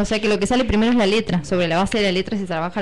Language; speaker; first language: Spanish; native; Spanish